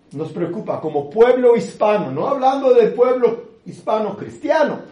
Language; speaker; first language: Spanish; early bilingual, other home language; English